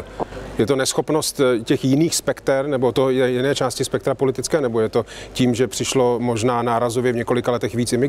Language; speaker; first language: Czech; native; Czech